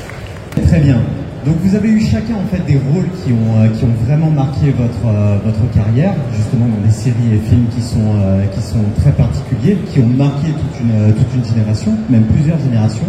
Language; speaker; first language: French; native; French